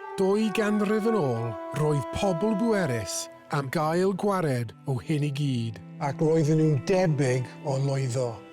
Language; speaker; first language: Welsh; non-native, local second language; English